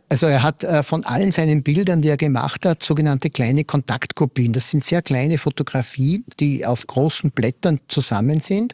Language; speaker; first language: German; native; German